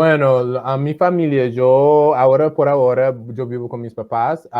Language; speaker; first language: Spanish; non-native, fluent; English